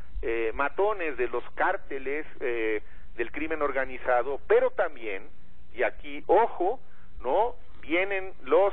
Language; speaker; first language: Spanish; native; Spanish